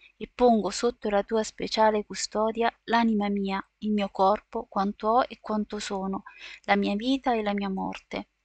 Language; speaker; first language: Italian; native; Italian